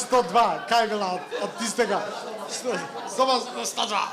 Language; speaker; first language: Slovenian; non-native, fluent; Macedonian